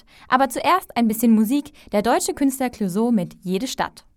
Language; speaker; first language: German; native; German